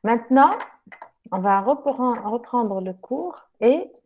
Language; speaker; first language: French; non-native, local second language; Arabic